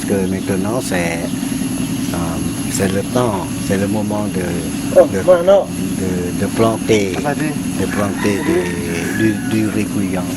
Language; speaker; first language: French; non-native, fluent; Lao